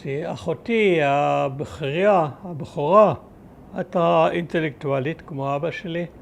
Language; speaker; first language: Hebrew; early bilingual, other home language; German